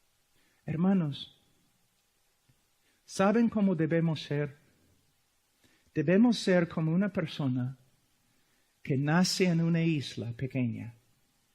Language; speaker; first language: Spanish; non-native, fluent; English